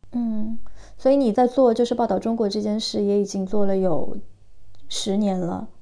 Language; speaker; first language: Chinese; native; Chinese